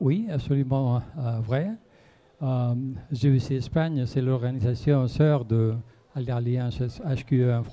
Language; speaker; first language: French; non-native, fluent; Spanish